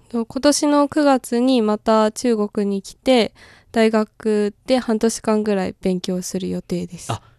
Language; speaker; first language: Japanese; native; Japanese